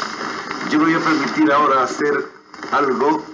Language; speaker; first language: Spanish; native; Spanish